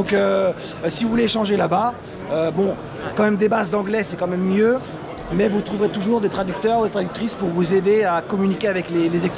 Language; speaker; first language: French; native; French